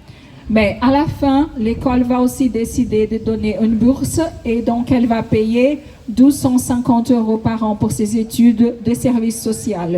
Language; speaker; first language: French; non-native, fluent; Portuguese